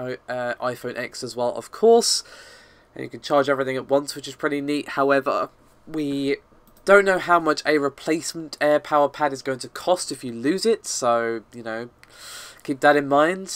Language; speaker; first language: English; native; English